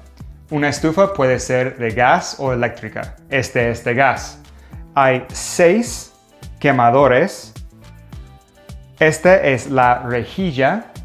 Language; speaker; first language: Spanish; non-native, fluent; English